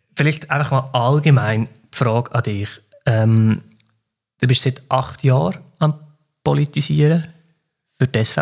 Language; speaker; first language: German; native; German